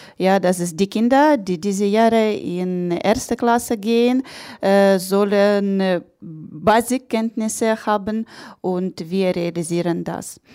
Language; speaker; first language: German; non-native, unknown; Ukrainian